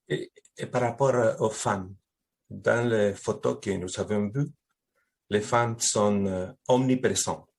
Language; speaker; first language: French; non-native, fluent; Spanish